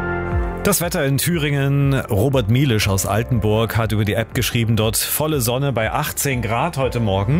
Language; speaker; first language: German; native; German